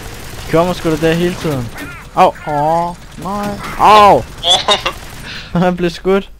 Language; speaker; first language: Danish; native; Danish